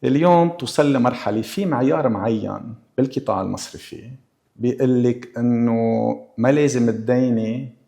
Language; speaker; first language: Arabic; early bilingual, heritage; Arabic